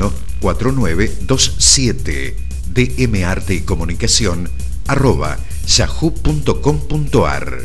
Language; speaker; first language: Spanish; native; Spanish